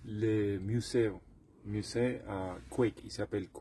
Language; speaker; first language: French; non-native, learner; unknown